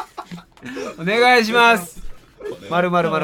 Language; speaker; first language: Japanese; native; Japanese